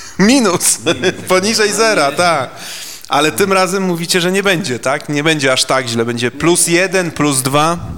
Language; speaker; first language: Polish; native; Polish